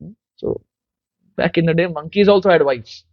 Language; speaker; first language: English; non-native, local second language; Hindi